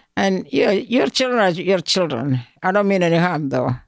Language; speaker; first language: English; non-native, local second language; Malayalam